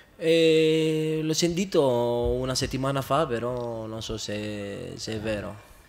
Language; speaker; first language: Italian; non-native, fluent; Greek